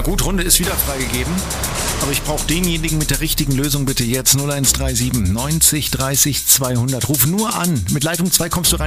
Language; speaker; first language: German; native; German